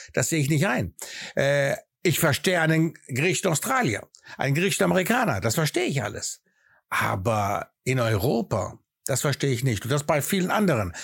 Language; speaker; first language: German; early bilingual, other home language; Greek